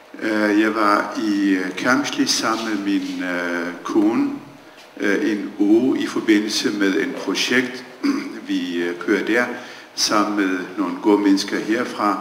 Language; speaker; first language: Danish; early bilingual, other home language; Central Kurdish